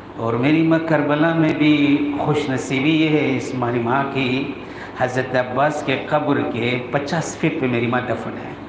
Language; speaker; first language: Urdu; non-native, local second language; Kashmiri